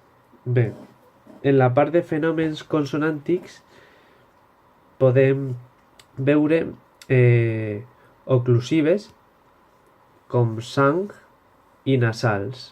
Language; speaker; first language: Catalan; non-native, local second language; Spanish